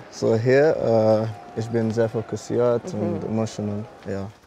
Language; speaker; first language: German; non-native, learner; English